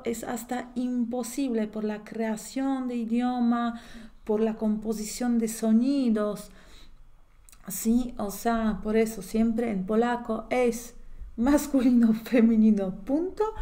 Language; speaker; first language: Spanish; non-native, fluent; Polish